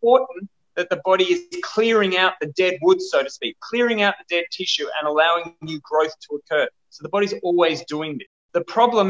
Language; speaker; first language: English; native; English